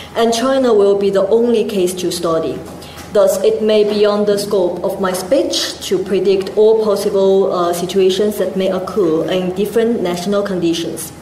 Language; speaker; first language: English; non-native, fluent; Chinese